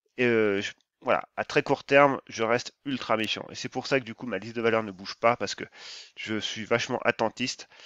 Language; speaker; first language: French; native; French